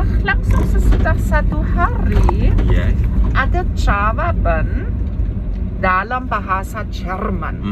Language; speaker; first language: Indonesian; non-native, fluent; German